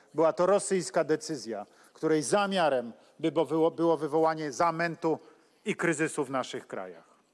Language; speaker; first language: Polish; native; Polish